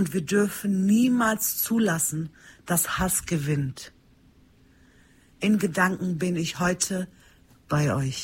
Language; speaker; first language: German; early bilingual, other home language; Turkish